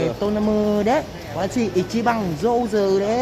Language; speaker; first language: Japanese; non-native, learner; Vietnamese